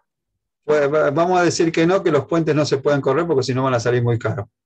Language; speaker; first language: Spanish; native; Spanish